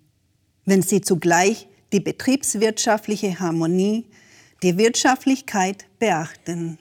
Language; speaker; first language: German; native; German